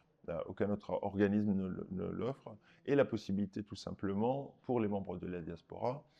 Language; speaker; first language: French; non-native, local second language; Arabic